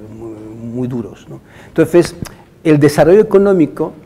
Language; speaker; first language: Spanish; non-native, fluent; Arabic